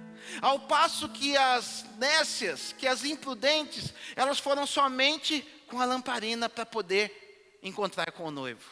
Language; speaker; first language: Portuguese; native; Portuguese